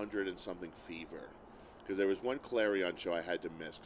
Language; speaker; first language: English; native; English